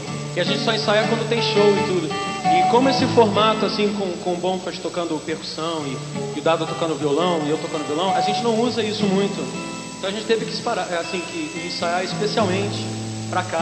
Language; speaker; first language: Portuguese; native; Portuguese